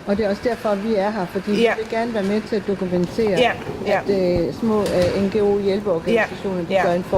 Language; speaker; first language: Danish; native; Danish